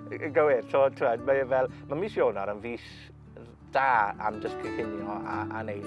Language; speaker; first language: Welsh; native; Welsh